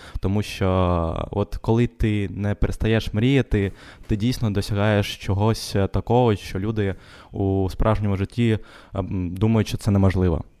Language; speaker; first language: Ukrainian; non-native, local second language; Russian